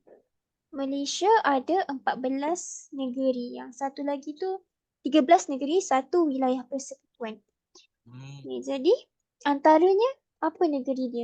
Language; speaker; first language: Malay; native; Malay